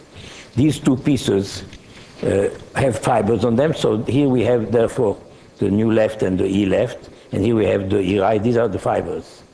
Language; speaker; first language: English; non-native, fluent; Hebrew